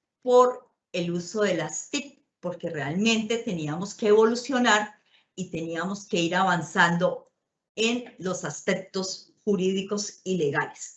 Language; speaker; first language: Spanish; native; Spanish